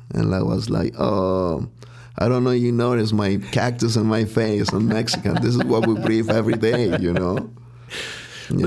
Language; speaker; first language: English; non-native, fluent; Spanish